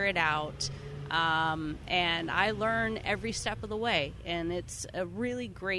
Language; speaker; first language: English; native; English